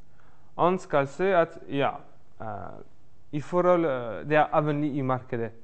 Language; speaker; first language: Norwegian; non-native, learner; French